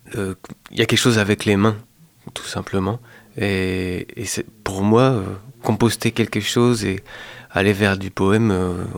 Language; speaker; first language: French; native; French